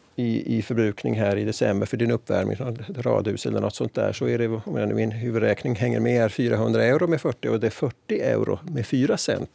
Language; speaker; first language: Swedish; native; Swedish